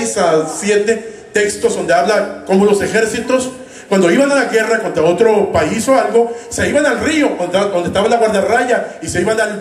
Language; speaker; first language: Spanish; native; Spanish